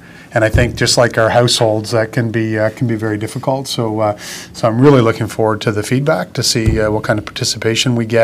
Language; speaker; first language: English; native; English